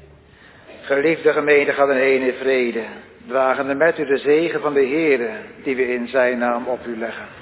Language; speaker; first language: Dutch; native; Dutch